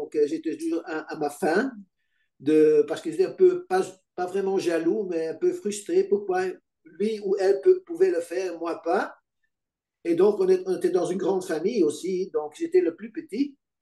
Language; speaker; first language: French; non-native, local second language; Dutch